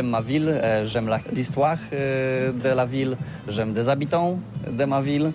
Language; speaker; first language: French; non-native, learner; Polish